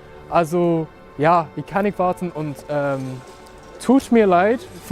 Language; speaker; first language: German; non-native, learner; English